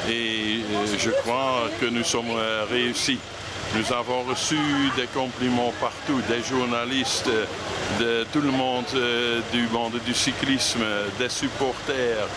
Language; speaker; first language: French; non-native, fluent; Dutch